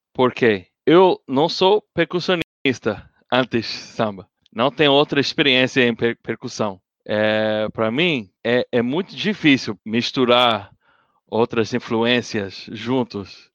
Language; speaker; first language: Portuguese; non-native, learner; English